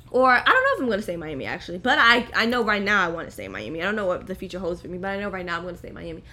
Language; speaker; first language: English; native; English